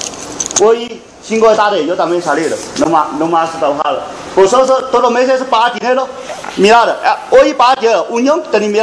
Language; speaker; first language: Spanish; non-native, learner; Chinese